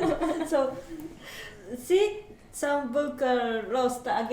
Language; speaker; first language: English; non-native, learner; Japanese